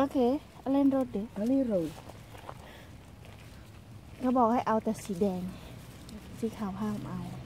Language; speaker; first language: Dutch; non-native, learner; Thai